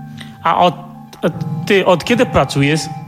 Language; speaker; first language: Polish; non-native, learner; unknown